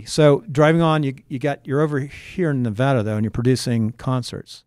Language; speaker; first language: English; native; English